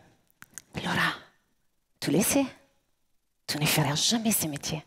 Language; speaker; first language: French; native; French